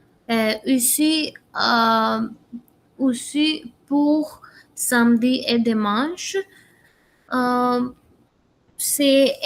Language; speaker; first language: French; non-native, learner; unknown